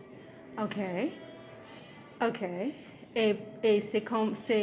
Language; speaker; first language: French; non-native, learner; English